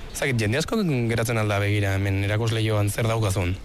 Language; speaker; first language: Basque; native; Basque